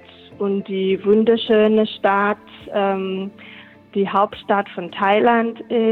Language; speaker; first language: German; non-native, learner; Thai